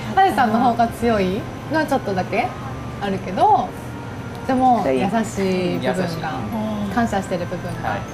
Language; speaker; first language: Japanese; native; Japanese